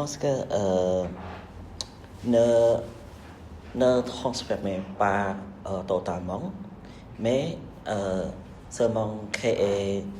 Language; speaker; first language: French; non-native, learner; Khmer